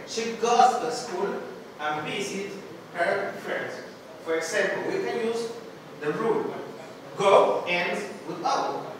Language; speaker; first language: English; non-native, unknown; Spanish